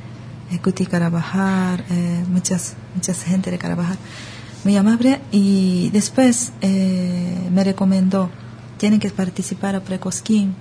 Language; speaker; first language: Spanish; non-native, learner; Japanese